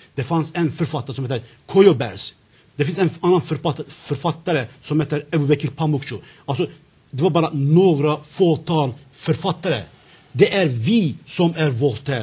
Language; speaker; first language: Swedish; non-native, fluent; Zaza